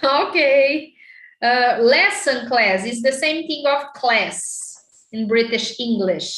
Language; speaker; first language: English; non-native, fluent; Portuguese